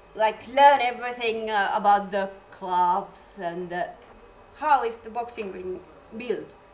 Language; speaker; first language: English; non-native, fluent; Finnish